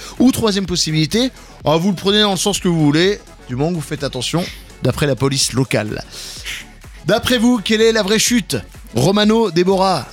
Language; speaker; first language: French; native; French